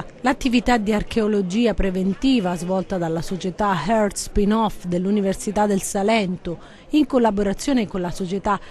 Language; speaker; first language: Italian; native; Italian